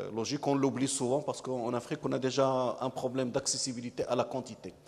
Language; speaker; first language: French; non-native, local second language; Arabic